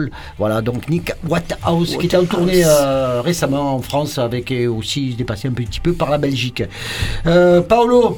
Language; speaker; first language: French; native; French